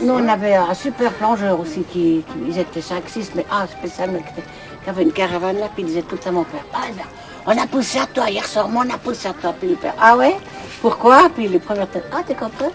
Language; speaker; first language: French; native; French